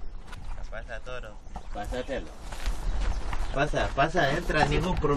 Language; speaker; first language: Spanish; non-native, learner; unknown